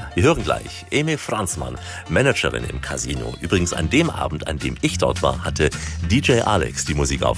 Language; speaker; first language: German; native; German